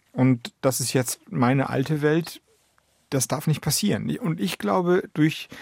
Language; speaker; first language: German; native; German